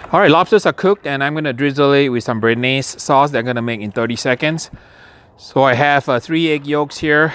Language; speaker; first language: English; native; English